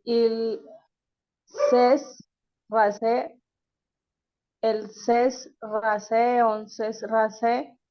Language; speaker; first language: French; non-native, learner; Spanish